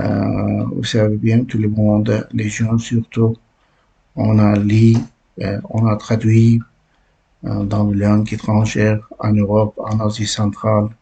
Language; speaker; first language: French; non-native, learner; Uzbek